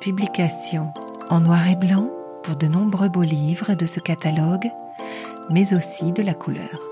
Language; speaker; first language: French; native; French